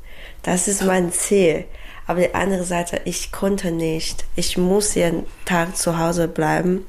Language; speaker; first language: German; non-native, learner; Chinese